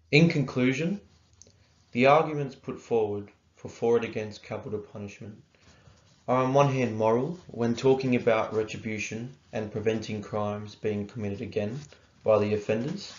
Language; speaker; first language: English; native; English